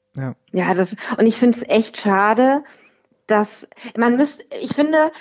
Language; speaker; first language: German; native; German